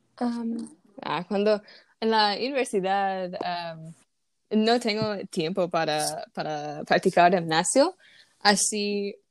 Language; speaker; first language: Spanish; non-native, learner; English